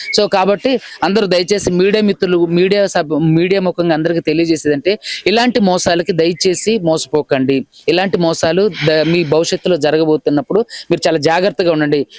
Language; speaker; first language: Telugu; native; Telugu